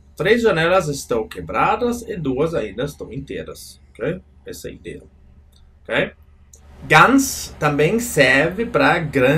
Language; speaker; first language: Portuguese; non-native, fluent; German